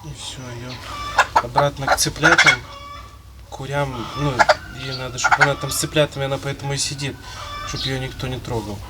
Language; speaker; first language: Russian; native; Russian